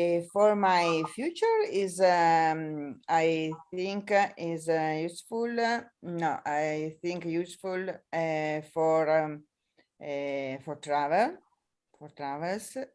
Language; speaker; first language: English; non-native, learner; Italian